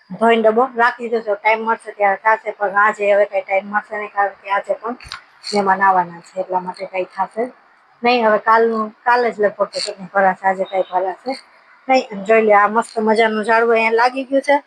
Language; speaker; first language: Gujarati; native; Gujarati